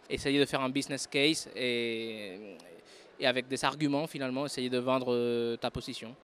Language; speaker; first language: French; non-native, fluent; Spanish